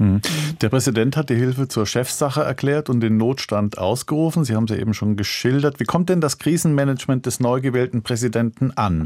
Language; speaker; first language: German; native; German